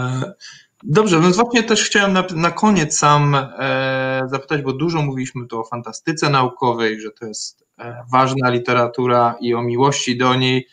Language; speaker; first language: Polish; native; Polish